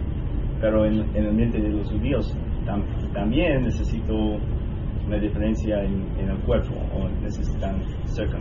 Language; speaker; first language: Spanish; non-native, learner; English